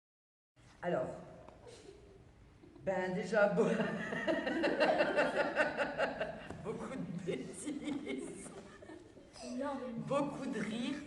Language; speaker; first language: French; native; French